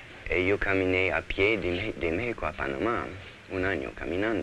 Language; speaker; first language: Spanish; non-native, fluent; English